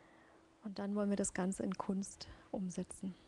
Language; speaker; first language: German; native; German